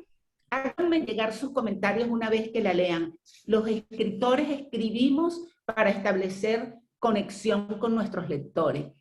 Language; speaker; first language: Spanish; native; Spanish